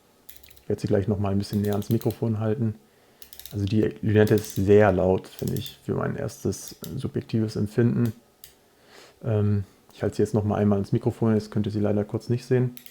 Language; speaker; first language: German; native; German